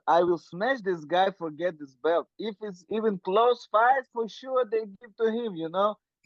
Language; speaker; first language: English; non-native, learner; Russian